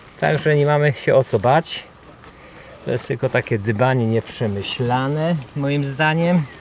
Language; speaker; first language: Polish; native; Polish